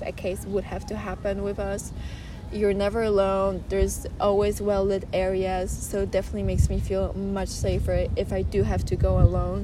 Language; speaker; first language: English; non-native, fluent; Polish